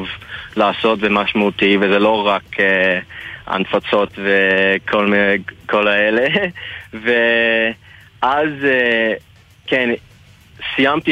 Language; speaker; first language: Hebrew; non-native, fluent; English